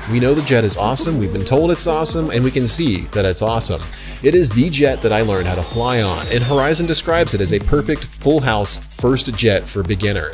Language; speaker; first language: English; native; English